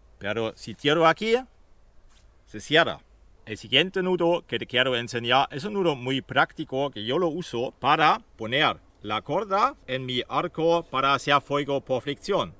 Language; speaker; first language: Spanish; non-native, fluent; German